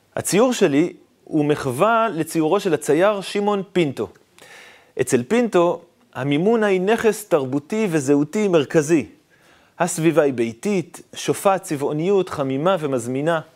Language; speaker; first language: Hebrew; native; Hebrew